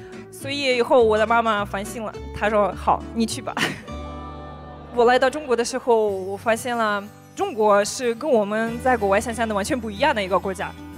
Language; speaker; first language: Chinese; non-native, fluent; Russian